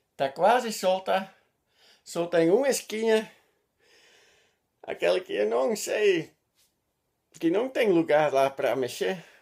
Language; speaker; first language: Portuguese; non-native, learner; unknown